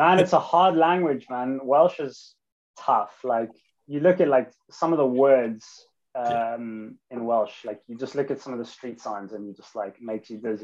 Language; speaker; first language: English; native; English